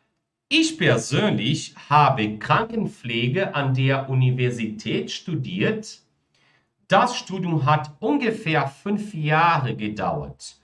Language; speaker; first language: German; non-native, fluent; Portuguese